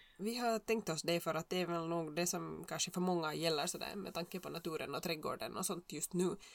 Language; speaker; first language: Swedish; native; Swedish